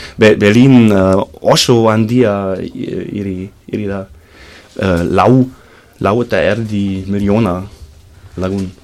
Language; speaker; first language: Basque; non-native, learner; German